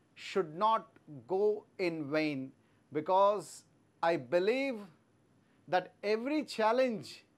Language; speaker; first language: English; non-native, local second language; Telugu